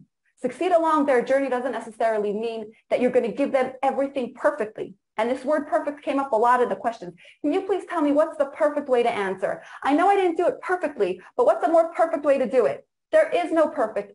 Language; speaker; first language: English; non-native, fluent; Hebrew